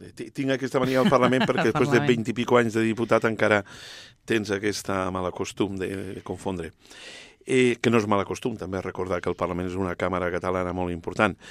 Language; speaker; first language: Catalan; non-native, local second language; Spanish